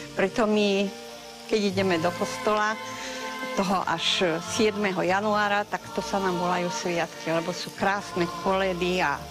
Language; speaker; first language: Slovak; non-native, local second language; Rusyn